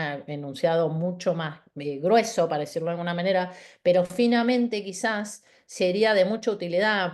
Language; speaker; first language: Spanish; native; Spanish